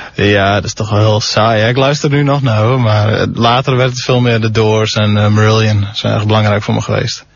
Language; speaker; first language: Dutch; non-native, local second language; Western Frisian